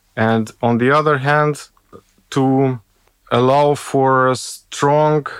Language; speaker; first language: English; non-native, fluent; Ukrainian